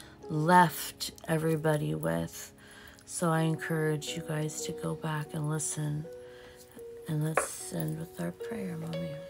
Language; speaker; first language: English; early bilingual, other home language; Portuguese